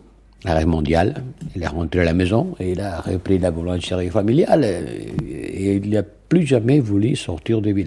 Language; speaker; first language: French; non-native, fluent; Catalan